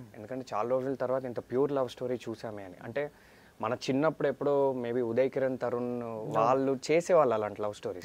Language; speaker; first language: Telugu; native; Telugu